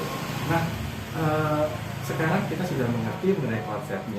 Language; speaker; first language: Indonesian; native; Indonesian